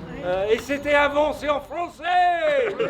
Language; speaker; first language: French; non-native, learner; English